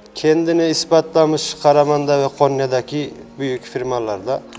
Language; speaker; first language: Turkish; native; Turkish